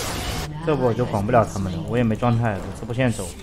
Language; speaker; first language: Chinese; native; Chinese